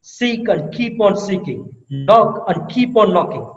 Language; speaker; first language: English; non-native, local second language; Tamil